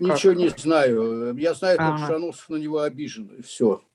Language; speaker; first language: Russian; native; Russian